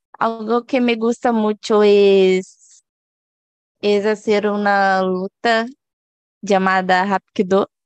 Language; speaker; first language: Spanish; non-native, learner; Portuguese